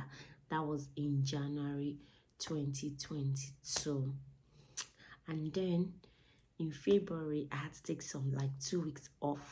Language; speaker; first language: English; non-native, local second language; Yoruba